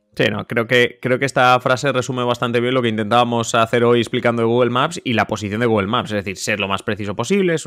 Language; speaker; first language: Spanish; native; Spanish